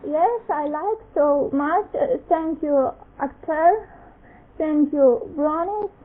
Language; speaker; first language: English; non-native, learner; Russian